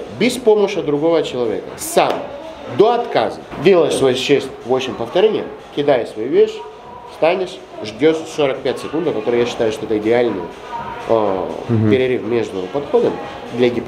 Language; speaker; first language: Russian; non-native, fluent; Greek